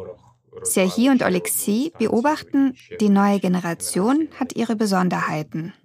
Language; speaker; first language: German; native; German